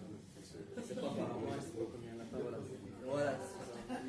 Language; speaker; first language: French; non-native, fluent; Arabic